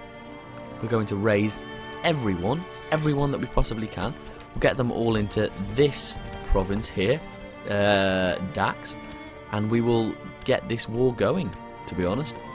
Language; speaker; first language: English; native; English